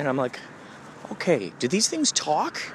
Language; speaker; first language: English; native; English